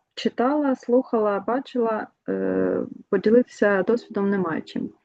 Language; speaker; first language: Ukrainian; non-native, local second language; Russian